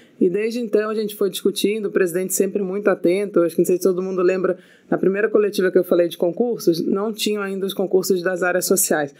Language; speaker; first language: Portuguese; native; Portuguese